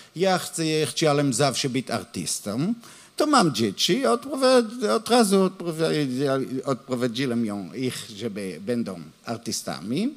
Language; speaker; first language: Polish; non-native, learner; Hebrew